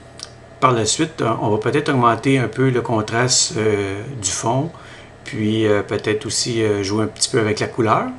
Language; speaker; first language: French; native; French